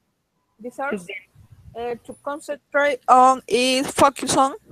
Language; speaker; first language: English; non-native, learner; Spanish